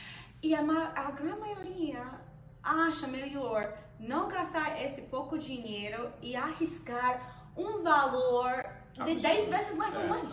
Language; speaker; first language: Portuguese; non-native, fluent; Spanish